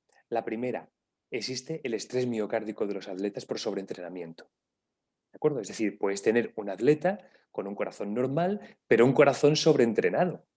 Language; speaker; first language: Spanish; native; Spanish